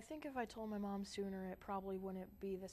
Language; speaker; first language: English; native; English